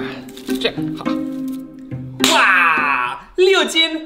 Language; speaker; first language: Chinese; non-native, fluent; German